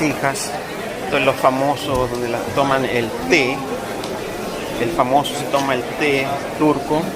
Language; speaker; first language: Spanish; native; Spanish